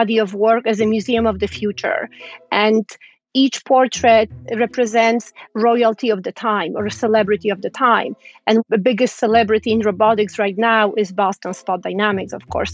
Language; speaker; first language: English; non-native, fluent; Polish